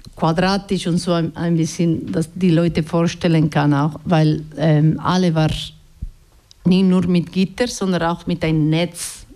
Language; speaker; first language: German; non-native, learner; Basque